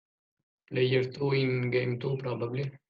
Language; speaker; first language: English; non-native, learner; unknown